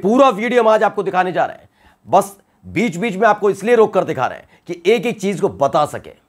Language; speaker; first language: Hindi; native; Hindi